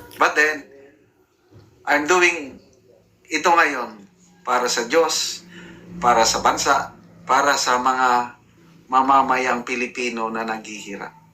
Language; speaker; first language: Filipino; native; Filipino